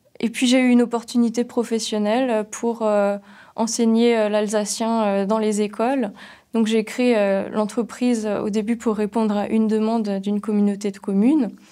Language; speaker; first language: French; non-native, local second language; Swiss German